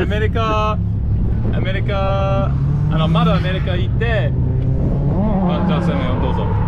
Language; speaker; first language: Japanese; non-native, learner; English